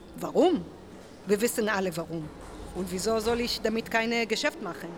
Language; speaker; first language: German; non-native, learner; Hebrew